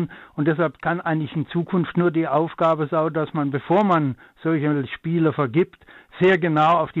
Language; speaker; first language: German; native; German